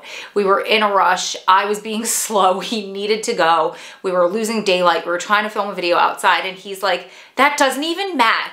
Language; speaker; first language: English; native; English